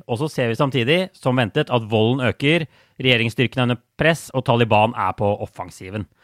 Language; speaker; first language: Norwegian; native; Norwegian